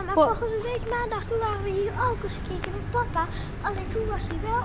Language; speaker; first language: Dutch; native; Dutch